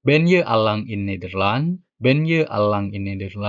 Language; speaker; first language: Dutch; non-native, learner; Indonesian